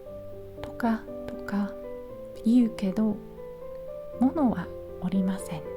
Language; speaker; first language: Japanese; non-native, learner; English